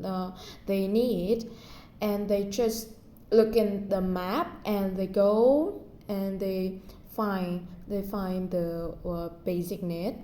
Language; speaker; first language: English; non-native, learner; Vietnamese